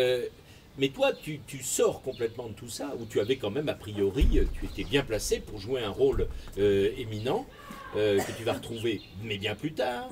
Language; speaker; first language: French; native; French